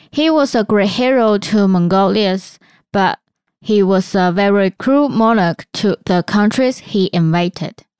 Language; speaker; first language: English; non-native, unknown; Chinese